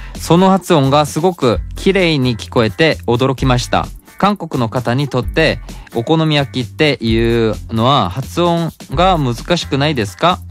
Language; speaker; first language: Japanese; non-native, fluent; Korean